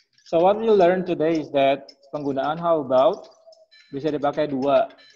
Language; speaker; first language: English; non-native, fluent; Indonesian